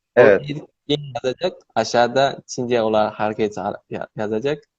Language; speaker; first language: Turkish; non-native, learner; Chinese